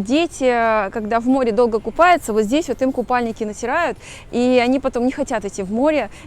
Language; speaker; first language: Russian; native; Russian